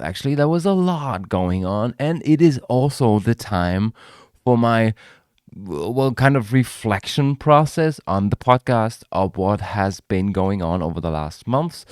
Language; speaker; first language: English; non-native, fluent; German